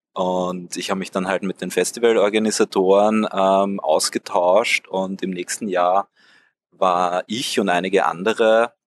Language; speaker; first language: German; native; German